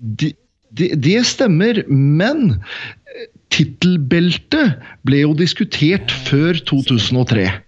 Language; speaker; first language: Norwegian; native; Norwegian